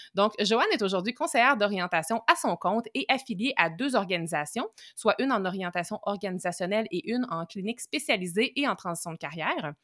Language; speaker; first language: French; native; French